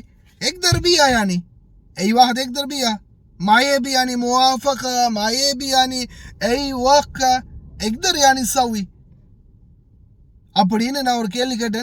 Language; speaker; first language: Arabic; non-native, learner; Tamil